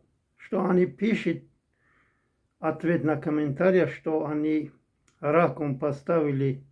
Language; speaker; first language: Russian; non-native, fluent; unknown